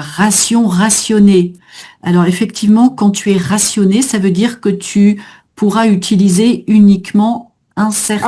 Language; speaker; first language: French; native; French